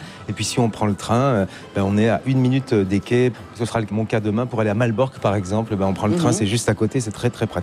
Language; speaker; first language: French; native; French